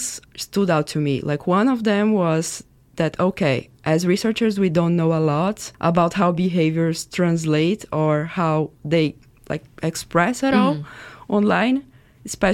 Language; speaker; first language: English; non-native, fluent; Portuguese